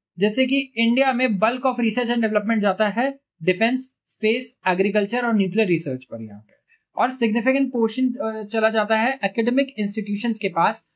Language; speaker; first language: Hindi; native; Hindi